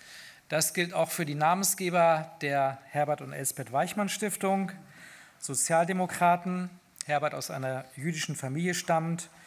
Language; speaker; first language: German; native; German